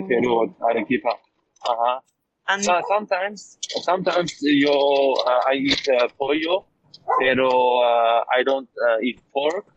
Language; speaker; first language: English; non-native, learner; German